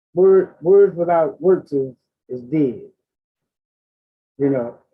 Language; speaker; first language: English; native; English